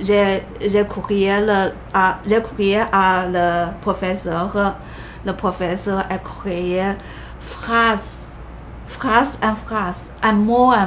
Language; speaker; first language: French; non-native, learner; Chinese